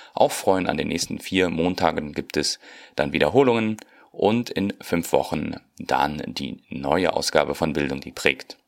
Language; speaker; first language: German; early bilingual, heritage; Spanish